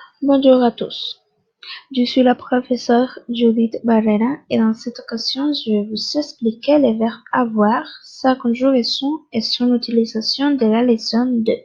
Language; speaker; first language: French; non-native, fluent; Spanish